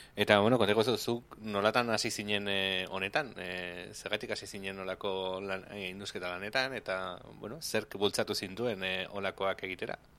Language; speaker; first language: Basque; native; Basque